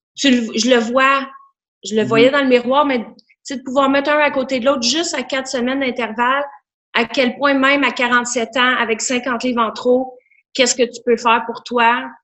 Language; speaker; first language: French; native; French